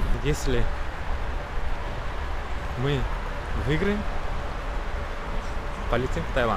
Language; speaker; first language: Russian; non-native, local second language; Uzbek